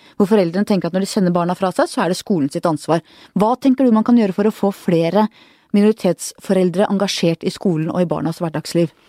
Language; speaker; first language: Norwegian; native; Norwegian